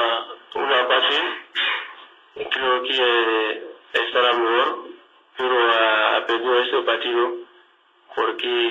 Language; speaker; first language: Spanish; non-native, learner; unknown